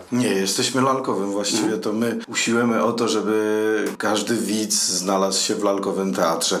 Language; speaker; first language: Polish; native; Polish